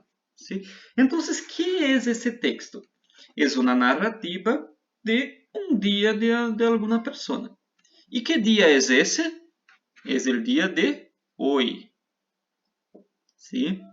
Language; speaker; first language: Spanish; non-native, fluent; Portuguese